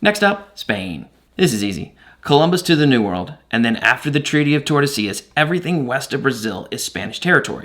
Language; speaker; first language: English; native; English